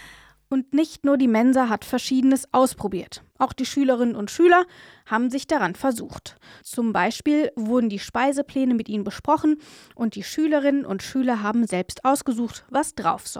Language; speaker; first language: German; native; German